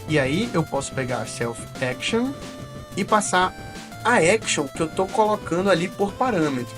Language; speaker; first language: Portuguese; native; Portuguese